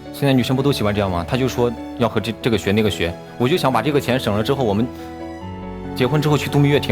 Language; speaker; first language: Chinese; native; Chinese